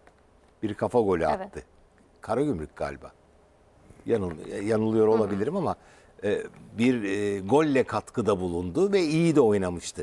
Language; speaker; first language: Turkish; native; Turkish